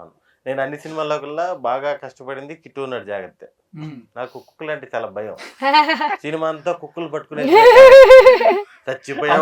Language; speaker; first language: Telugu; native; Telugu